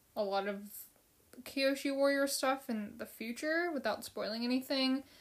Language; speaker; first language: English; early bilingual, other home language; Filipino